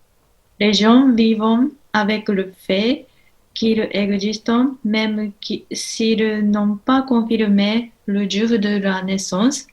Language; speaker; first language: French; non-native, learner; Japanese